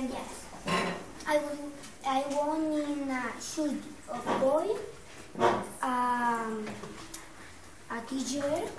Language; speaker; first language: English; non-native, learner; Spanish